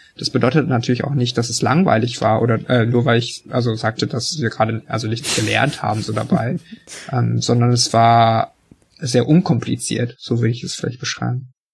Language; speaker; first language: German; early bilingual, other home language; Korean